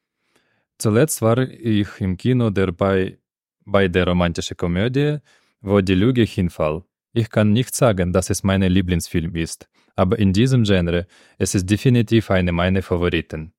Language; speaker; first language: German; non-native, fluent; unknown